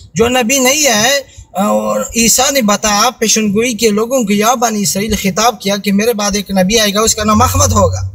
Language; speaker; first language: Urdu; non-native, local second language; Pashto